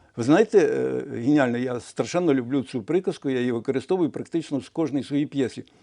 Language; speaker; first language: Ukrainian; non-native, local second language; Russian